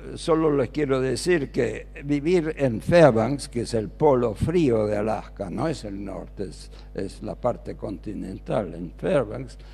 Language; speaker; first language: Spanish; early bilingual, other home language; German